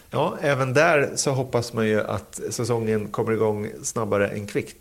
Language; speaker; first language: Swedish; native; Swedish